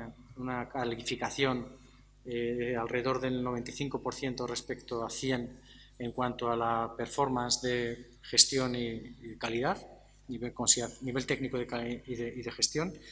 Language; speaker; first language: Spanish; native; Spanish